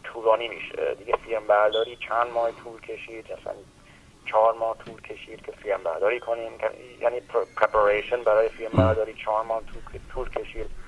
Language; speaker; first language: Persian; early bilingual, heritage; Persian